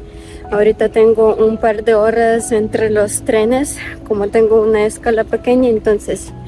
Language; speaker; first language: Spanish; non-native, fluent; Ukrainian